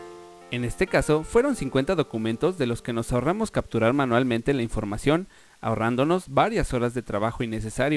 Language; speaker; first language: Spanish; native; Spanish